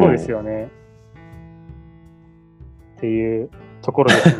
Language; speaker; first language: Japanese; native; Japanese